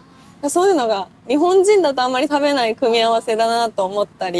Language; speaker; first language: Japanese; native; Japanese